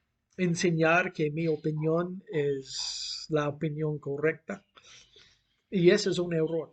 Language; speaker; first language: Spanish; non-native, fluent; English